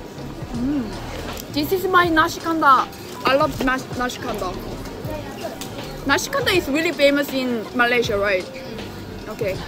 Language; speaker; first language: English; non-native, learner; Korean